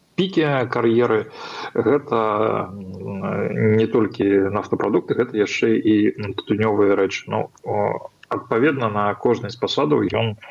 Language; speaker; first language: Belarusian; non-native, local second language; Russian